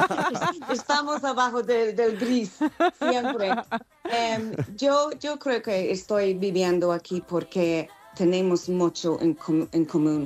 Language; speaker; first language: Spanish; non-native, learner; English